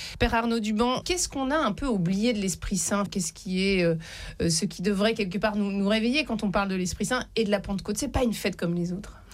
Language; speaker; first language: French; native; French